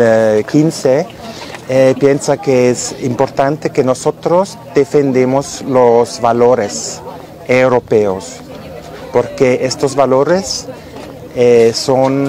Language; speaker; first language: Spanish; non-native, fluent; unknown